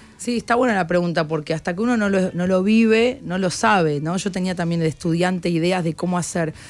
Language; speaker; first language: Spanish; native; Spanish